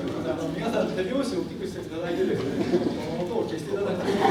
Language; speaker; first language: Japanese; native; Japanese